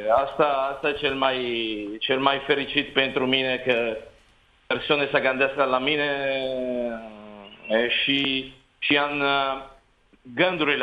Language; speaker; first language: Romanian; non-native, learner; Italian